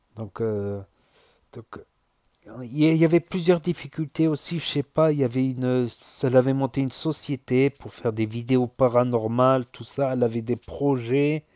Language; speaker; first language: French; native; French